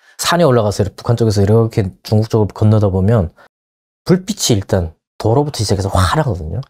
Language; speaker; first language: Korean; native; Korean